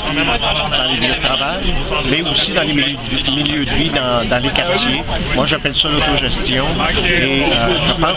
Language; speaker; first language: French; native; French